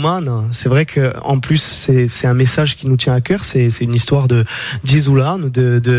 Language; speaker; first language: French; non-native, local second language; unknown